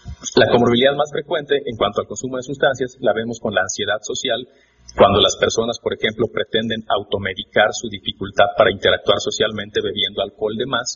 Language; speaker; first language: Spanish; native; Spanish